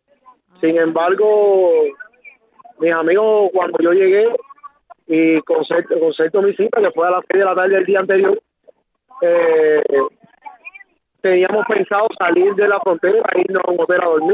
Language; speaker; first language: Spanish; native; Spanish